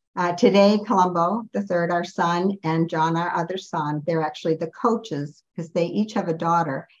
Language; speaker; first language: English; native; English